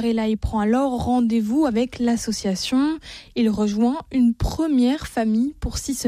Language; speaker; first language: French; native; French